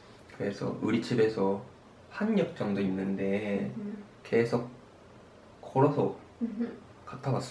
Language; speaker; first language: Korean; non-native, fluent; Japanese